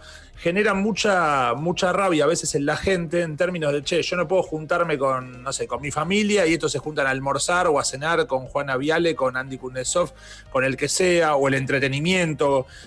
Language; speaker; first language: Spanish; native; Spanish